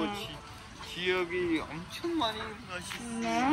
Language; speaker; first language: Korean; non-native, learner; Urdu